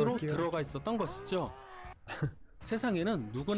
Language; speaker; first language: Korean; native; Korean